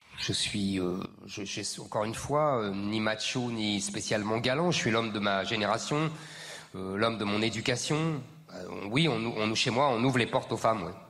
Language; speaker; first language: French; native; French